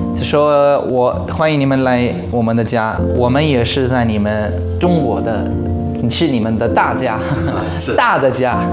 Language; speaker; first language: Chinese; non-native, fluent; Arabic